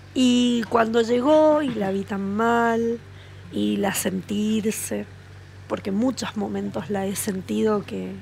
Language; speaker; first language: Spanish; native; Spanish